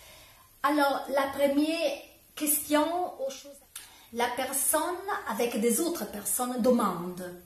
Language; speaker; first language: French; non-native, learner; Italian